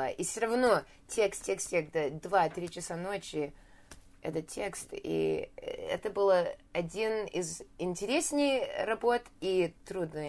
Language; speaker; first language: Russian; early bilingual, heritage; Russian